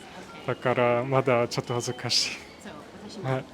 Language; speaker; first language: Japanese; non-native, learner; Luxembourgish